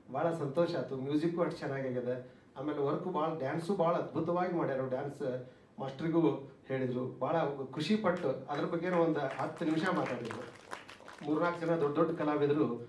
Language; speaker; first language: Kannada; native; Kannada